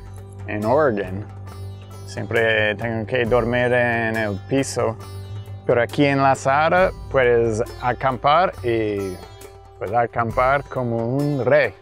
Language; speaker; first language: Spanish; non-native, fluent; English